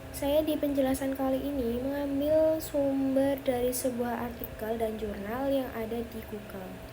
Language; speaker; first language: Indonesian; native; Indonesian